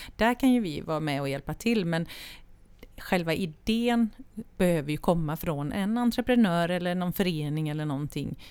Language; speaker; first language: Swedish; native; Swedish